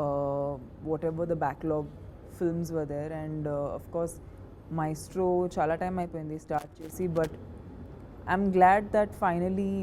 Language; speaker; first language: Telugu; non-native, local second language; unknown